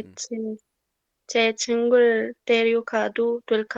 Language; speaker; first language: Korean; non-native, learner; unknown